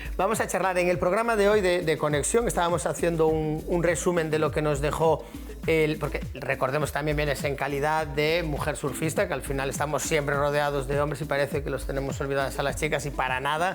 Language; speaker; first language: Spanish; native; Spanish